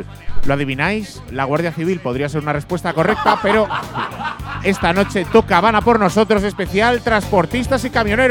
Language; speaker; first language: Spanish; native; Spanish